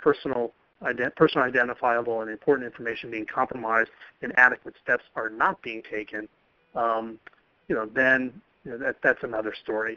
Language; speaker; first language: English; native; English